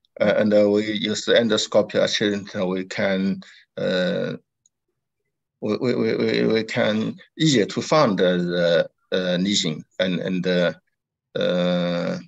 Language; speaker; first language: English; non-native, learner; Chinese